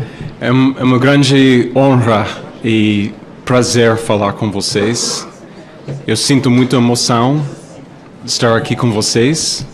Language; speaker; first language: Portuguese; non-native, fluent; English